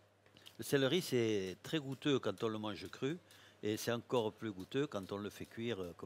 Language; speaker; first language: French; native; French